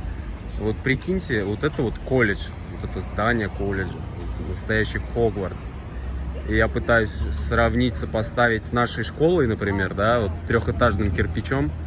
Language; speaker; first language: Russian; native; Russian